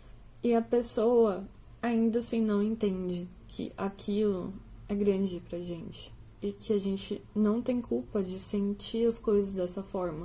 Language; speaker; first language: Portuguese; native; Portuguese